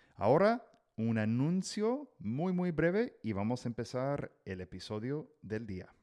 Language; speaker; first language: Spanish; non-native, fluent; English